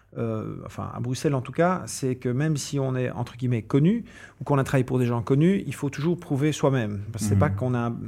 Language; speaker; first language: French; non-native, fluent; English